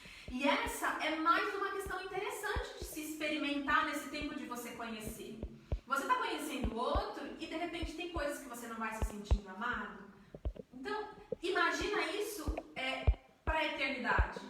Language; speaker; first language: Portuguese; native; Portuguese